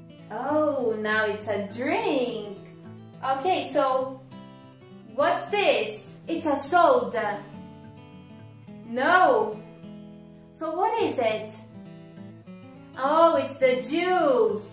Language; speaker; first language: English; non-native, fluent; Portuguese